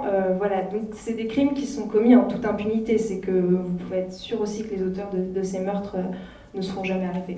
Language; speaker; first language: French; native; French